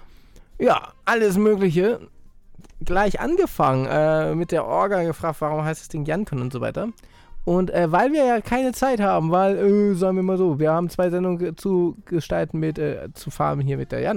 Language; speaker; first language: German; native; German